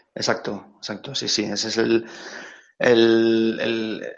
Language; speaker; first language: Spanish; native; Spanish